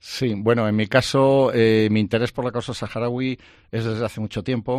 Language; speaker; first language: Spanish; native; Spanish